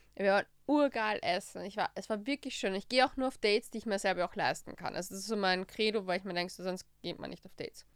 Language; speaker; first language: German; early bilingual, other home language; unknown